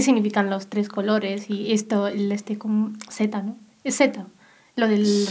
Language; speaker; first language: Spanish; non-native, local second language; Berber languages